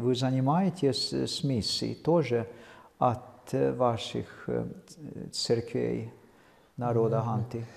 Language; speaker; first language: Russian; non-native, fluent; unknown